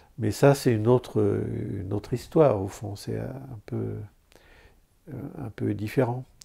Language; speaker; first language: French; native; French